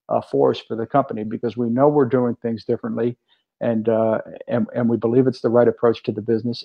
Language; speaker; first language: English; native; English